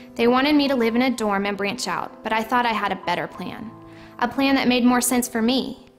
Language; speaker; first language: English; native; English